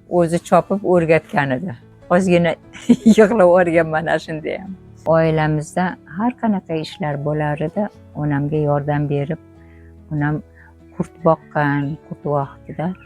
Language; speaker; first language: Uzbek; native; Uzbek